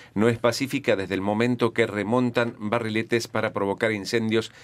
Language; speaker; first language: Spanish; native; Spanish